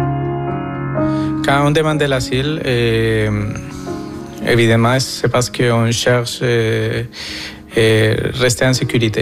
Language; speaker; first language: French; non-native, fluent; Spanish